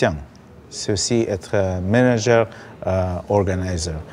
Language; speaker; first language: French; non-native, learner; Russian